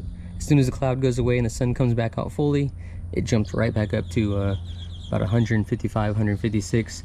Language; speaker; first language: English; native; English